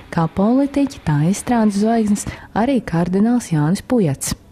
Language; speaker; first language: Latvian; native; Latvian